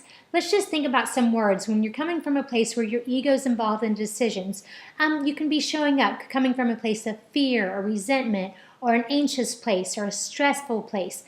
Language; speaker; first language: English; native; English